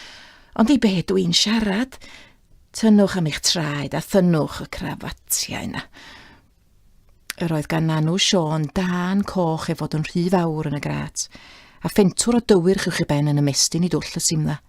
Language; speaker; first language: Welsh; native; Welsh